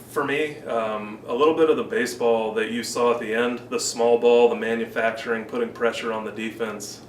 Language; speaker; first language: English; native; English